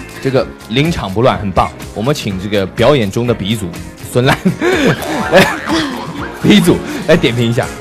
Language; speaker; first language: Chinese; native; Chinese